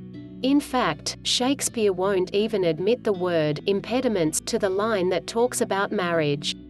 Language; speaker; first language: English; native; English